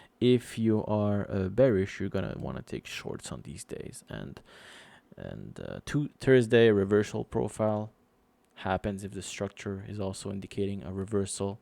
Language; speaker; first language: English; non-native, fluent; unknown